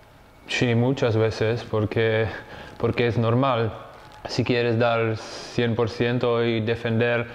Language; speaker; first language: Spanish; non-native, fluent; Czech